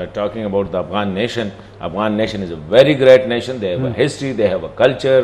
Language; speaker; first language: English; non-native, local second language; Urdu